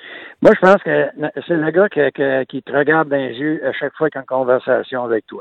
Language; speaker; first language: French; native; French